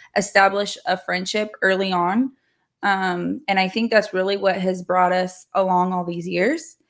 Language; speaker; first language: English; native; English